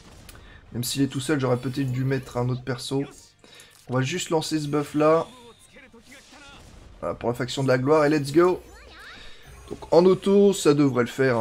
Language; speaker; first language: French; native; French